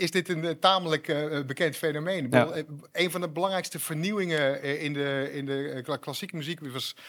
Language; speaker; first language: Dutch; native; Dutch